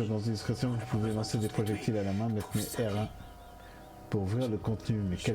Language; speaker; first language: French; native; French